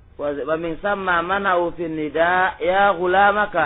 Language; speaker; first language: Arabic; non-native, local second language; Indonesian